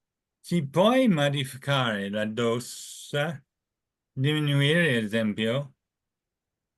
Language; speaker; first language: Italian; non-native, fluent; English